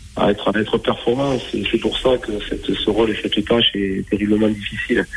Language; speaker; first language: French; native; French